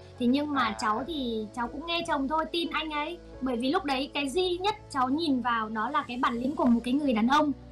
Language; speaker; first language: Vietnamese; native; Vietnamese